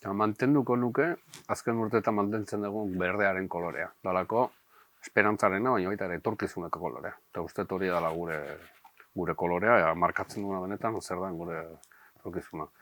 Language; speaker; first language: Basque; native; Basque